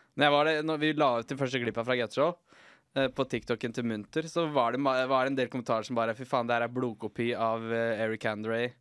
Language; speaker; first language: Norwegian; native; Norwegian